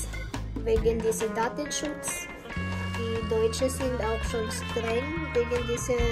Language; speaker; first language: German; non-native, learner; Filipino